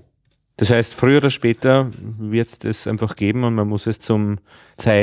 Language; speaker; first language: German; native; German